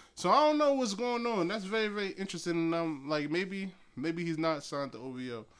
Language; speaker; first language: English; native; English